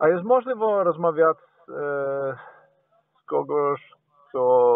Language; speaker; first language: Polish; non-native, learner; Slovenian